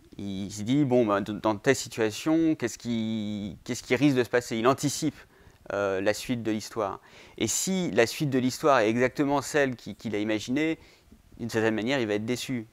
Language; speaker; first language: French; native; French